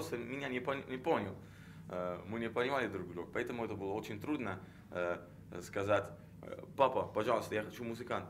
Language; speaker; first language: Russian; non-native, learner; Italian